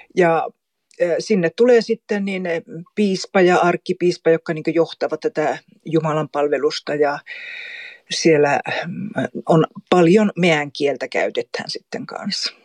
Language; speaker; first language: Finnish; native; Finnish